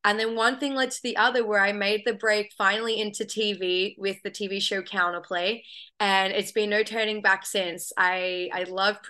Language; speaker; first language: English; native; English